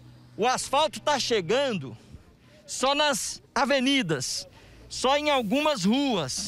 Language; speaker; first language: Portuguese; native; Portuguese